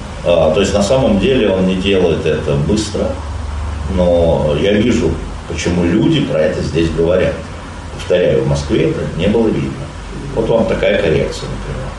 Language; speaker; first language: Russian; native; Russian